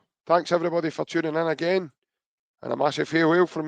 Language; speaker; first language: English; native; English